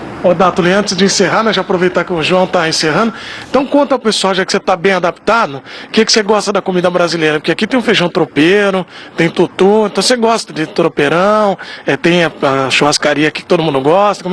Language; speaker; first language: Portuguese; native; Portuguese